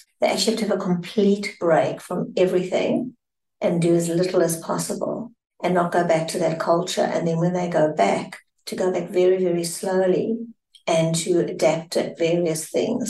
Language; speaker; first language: English; native; English